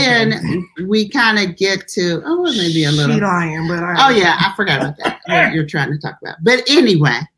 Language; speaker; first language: English; native; English